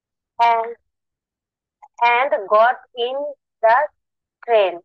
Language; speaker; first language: English; non-native, learner; Bangla